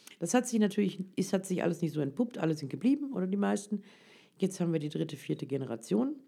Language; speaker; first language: German; early bilingual, other home language; Turkish